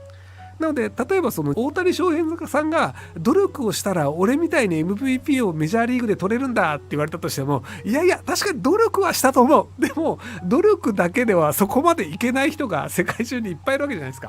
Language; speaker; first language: Japanese; native; Japanese